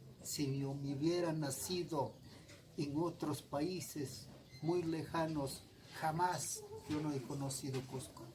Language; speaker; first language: Spanish; non-native, local second language; Quechua